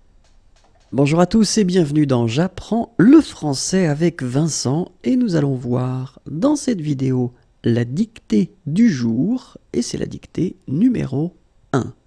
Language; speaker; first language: French; native; French